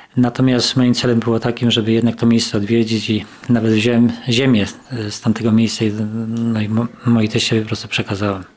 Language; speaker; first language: Polish; native; Polish